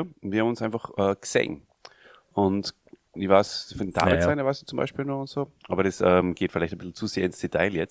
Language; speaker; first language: German; native; German